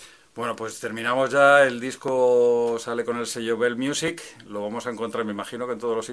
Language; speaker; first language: Spanish; native; Spanish